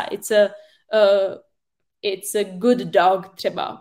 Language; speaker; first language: English; non-native, fluent; Czech